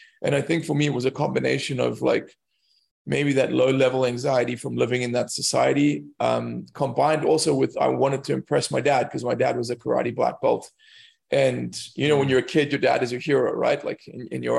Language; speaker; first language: English; native; English